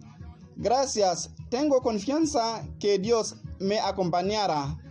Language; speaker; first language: Spanish; non-native, learner; Haitian Creole